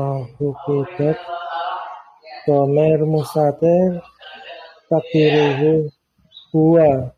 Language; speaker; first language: Arabic; non-native, learner; Indonesian